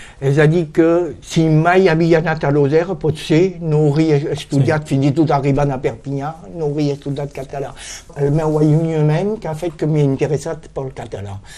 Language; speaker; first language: Catalan; non-native, local second language; French